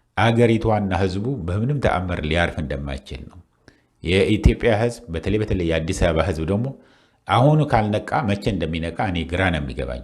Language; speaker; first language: Amharic; non-native, local second language; Tigrinya